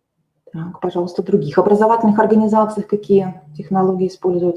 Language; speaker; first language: Russian; native; Russian